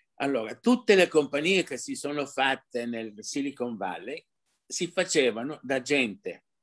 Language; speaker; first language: Italian; early bilingual, heritage; Arabic